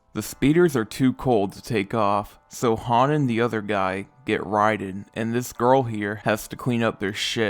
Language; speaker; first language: English; native; English